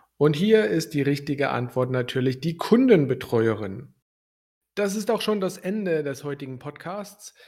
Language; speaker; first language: German; native; German